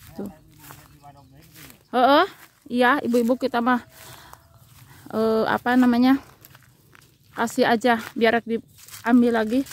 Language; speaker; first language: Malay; non-native, local second language; Sundanese